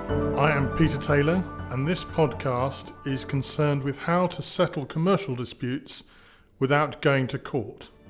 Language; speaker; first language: English; native; English